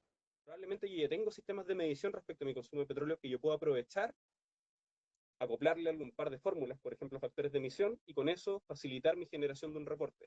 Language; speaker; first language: Spanish; native; Spanish